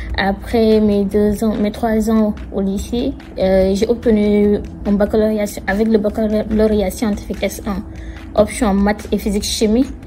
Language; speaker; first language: French; non-native, local second language; Wolof